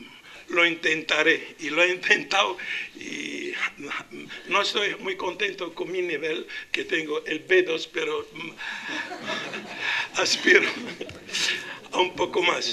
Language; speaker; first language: Spanish; non-native, local second language; Arabic